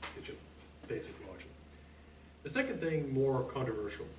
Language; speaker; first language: English; native; English